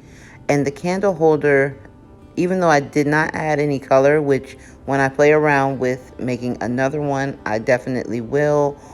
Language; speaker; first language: English; native; English